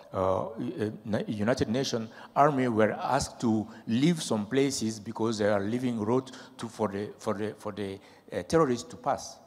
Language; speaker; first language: English; non-native, fluent; French